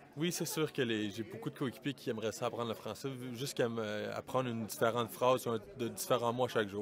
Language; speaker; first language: French; native; French